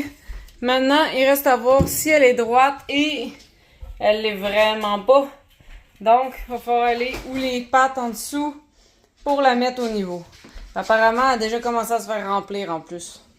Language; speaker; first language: French; native; French